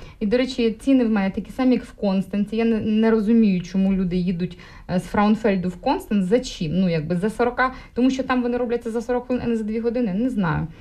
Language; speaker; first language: Ukrainian; non-native, local second language; Russian